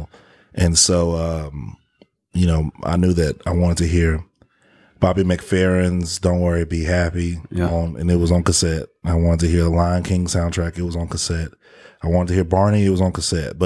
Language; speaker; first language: English; native; English